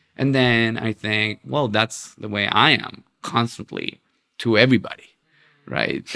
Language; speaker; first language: English; non-native, fluent; Spanish